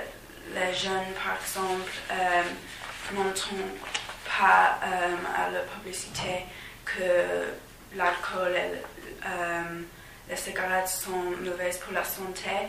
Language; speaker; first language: French; non-native, learner; English